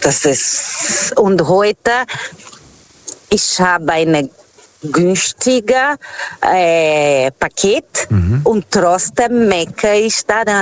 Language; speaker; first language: German; non-native, learner; Portuguese